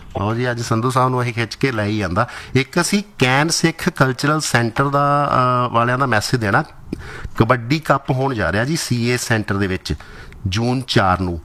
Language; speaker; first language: Punjabi; native; Punjabi